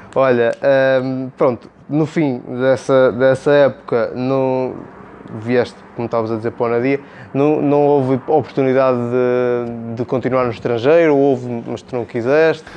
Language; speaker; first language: Portuguese; native; Portuguese